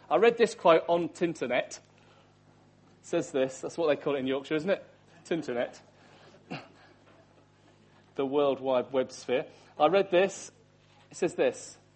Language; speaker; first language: English; native; English